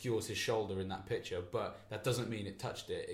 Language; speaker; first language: English; native; English